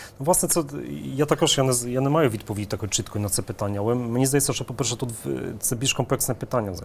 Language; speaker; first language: Ukrainian; early bilingual, heritage; Ukrainian